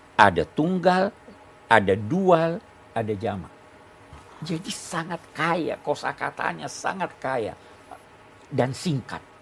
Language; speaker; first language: Indonesian; non-native, local second language; Buginese